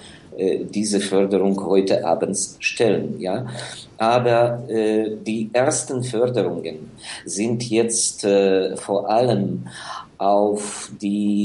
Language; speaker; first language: German; non-native, fluent; Ukrainian